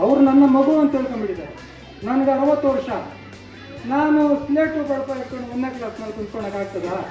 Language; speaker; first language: Kannada; non-native, local second language; Urdu